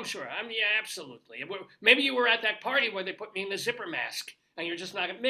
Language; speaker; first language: English; native; English